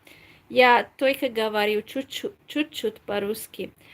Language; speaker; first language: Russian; non-native, learner; Hungarian